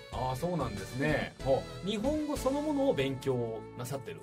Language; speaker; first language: Japanese; native; Japanese